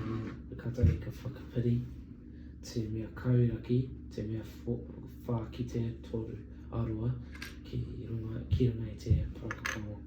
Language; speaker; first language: Māori; non-native, learner; English